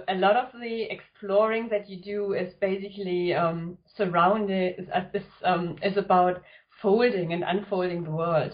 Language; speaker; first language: English; non-native, fluent; German